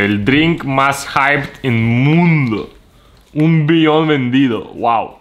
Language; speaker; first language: Spanish; non-native, fluent; Russian